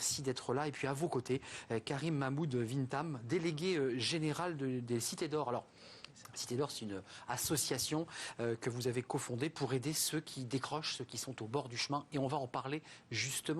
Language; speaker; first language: French; native; French